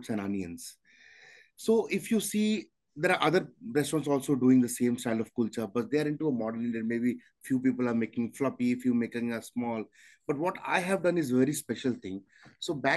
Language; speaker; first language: English; non-native, local second language; Punjabi